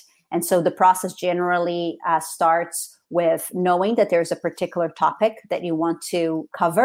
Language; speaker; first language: English; non-native, fluent; Portuguese